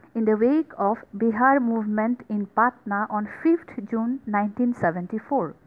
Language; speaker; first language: English; non-native, local second language; Assamese